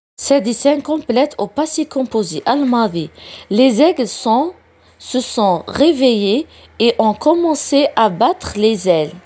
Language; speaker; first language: French; non-native, local second language; Arabic